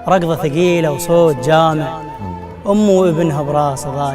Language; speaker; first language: Arabic; native; Arabic